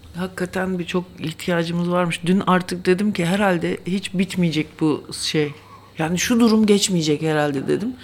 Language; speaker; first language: Turkish; native; Turkish